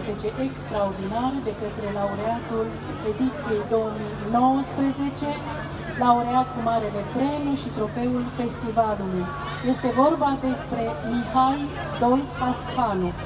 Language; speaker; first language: Romanian; native; Romanian